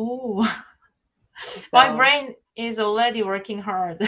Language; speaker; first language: English; non-native, learner; Korean